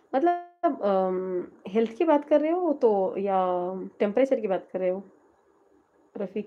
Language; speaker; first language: Hindi; non-native, local second language; Urdu